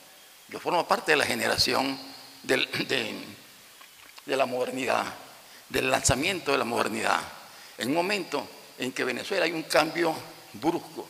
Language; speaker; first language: Spanish; native; Spanish